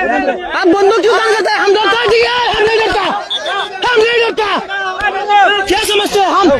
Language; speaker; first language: Hindi; non-native, learner; Bangla